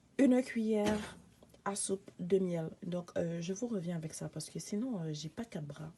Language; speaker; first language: French; native; French